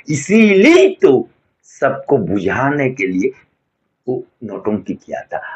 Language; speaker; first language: Hindi; non-native, local second language; Bangla